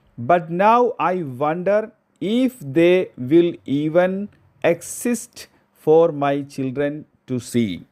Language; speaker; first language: English; non-native, local second language; Malayalam